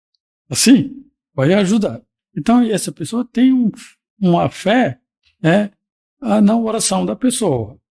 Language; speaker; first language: Portuguese; non-native, fluent; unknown